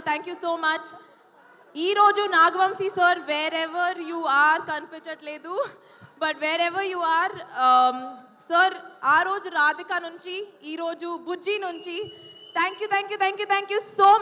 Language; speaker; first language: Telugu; non-native, fluent; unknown